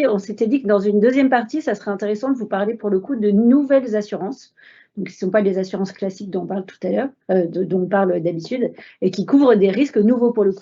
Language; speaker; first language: French; native; French